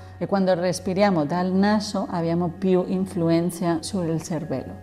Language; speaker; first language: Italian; non-native, learner; Spanish